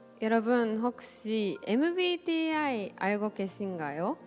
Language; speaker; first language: Korean; non-native, fluent; Japanese